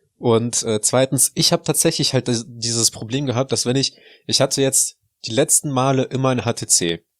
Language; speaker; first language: German; early bilingual, other home language; Russian